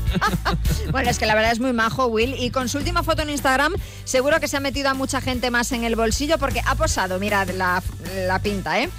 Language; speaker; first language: Spanish; native; Spanish